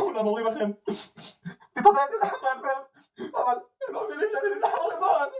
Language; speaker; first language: Hebrew; native; Hebrew